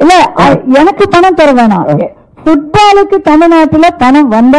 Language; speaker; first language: Tamil; native; Tamil